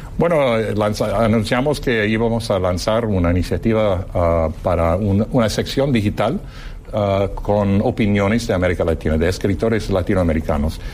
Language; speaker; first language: Spanish; non-native, fluent; English